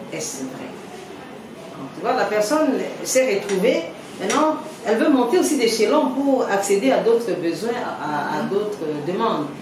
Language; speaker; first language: French; non-native, local second language; Lingala